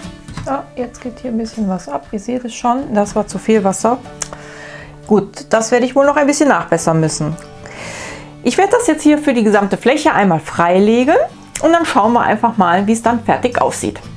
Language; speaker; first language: German; native; German